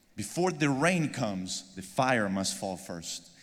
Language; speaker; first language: English; non-native, fluent; Spanish